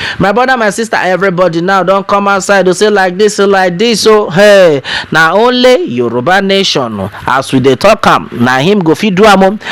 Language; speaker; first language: Nigerian Pidgin; non-native, local second language; Yoruba